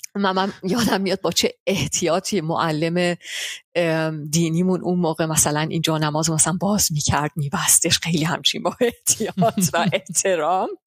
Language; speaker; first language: Persian; early bilingual, heritage; Persian